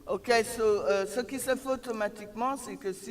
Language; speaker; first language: French; native; French